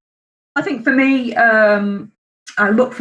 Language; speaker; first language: English; native; English